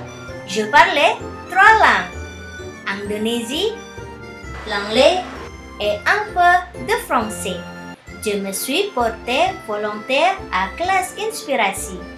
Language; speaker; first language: French; non-native, learner; Indonesian